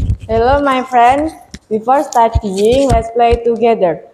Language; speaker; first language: English; non-native, learner; Indonesian